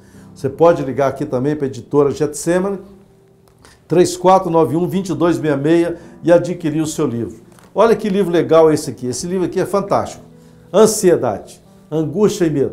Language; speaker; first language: Portuguese; native; Portuguese